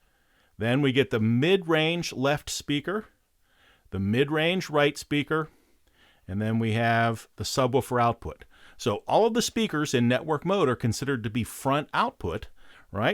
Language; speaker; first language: English; native; English